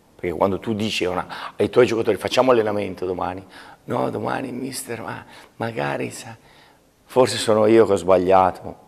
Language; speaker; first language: Italian; native; Italian